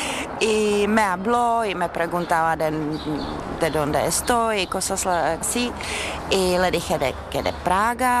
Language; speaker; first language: Spanish; non-native, learner; Czech